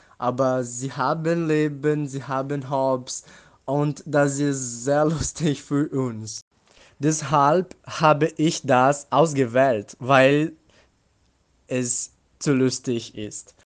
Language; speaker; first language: German; non-native, learner; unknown